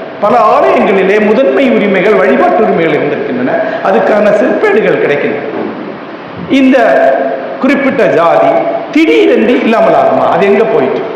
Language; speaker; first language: Tamil; non-native, local second language; Malayalam